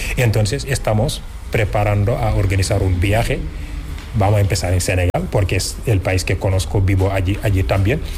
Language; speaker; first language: Spanish; non-native, fluent; Wolof